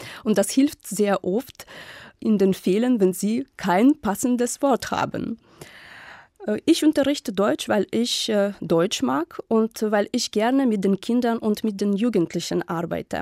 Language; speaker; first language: German; non-native, fluent; Ukrainian